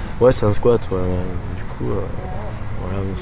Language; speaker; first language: French; native; French